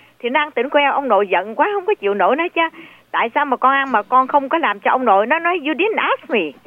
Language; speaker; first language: Vietnamese; native; Vietnamese